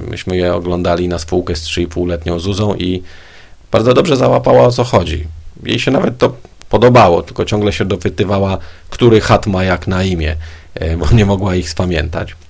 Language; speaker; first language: Polish; native; Polish